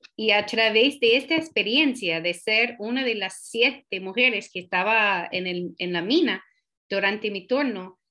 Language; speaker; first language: Spanish; non-native, fluent; English